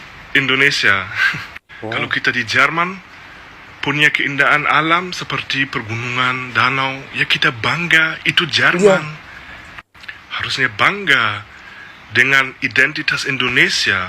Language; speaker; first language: Indonesian; non-native, fluent; German